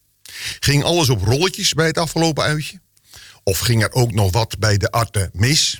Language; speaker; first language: Dutch; native; Dutch